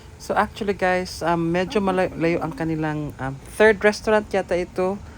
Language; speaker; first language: Filipino; native; Filipino